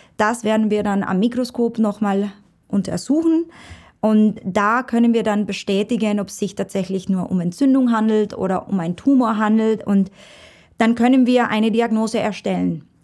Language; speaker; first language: German; non-native, fluent; Spanish